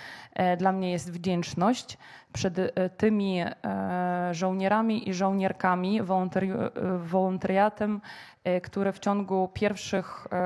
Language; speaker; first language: Polish; non-native, fluent; Ukrainian